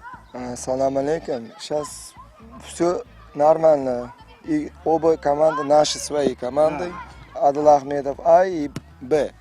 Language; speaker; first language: Russian; non-native, fluent; Uzbek